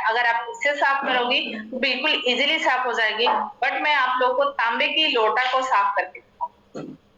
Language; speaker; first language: Hindi; non-native, local second language; Assamese